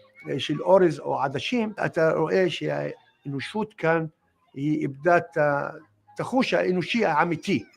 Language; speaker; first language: Hebrew; non-native, local second language; Arabic